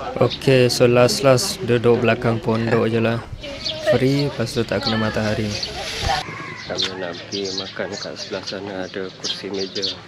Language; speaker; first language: Malay; non-native, fluent; Western Cham